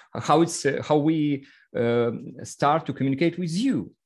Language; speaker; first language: English; non-native, learner; Russian